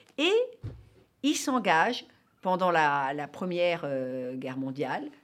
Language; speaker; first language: French; native; French